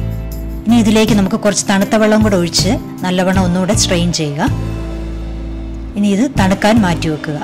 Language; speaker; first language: Malayalam; native; Malayalam